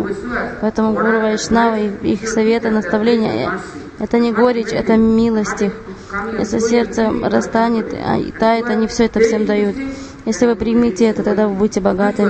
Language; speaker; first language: Russian; non-native, fluent; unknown